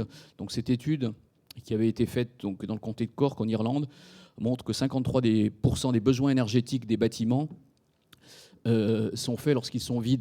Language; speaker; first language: French; native; French